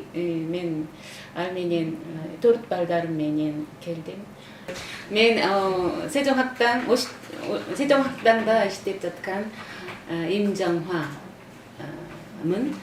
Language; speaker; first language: Kyrgyz; non-native, fluent; Korean